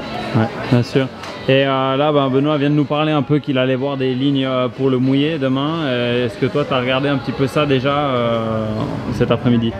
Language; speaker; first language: French; native; French